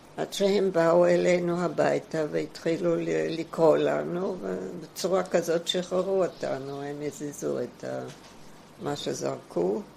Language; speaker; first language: Hebrew; non-native, fluent; German